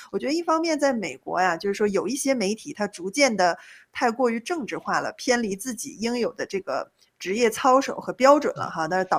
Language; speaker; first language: Chinese; native; Chinese